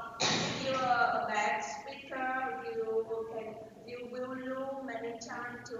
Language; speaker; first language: English; non-native, learner; Vietnamese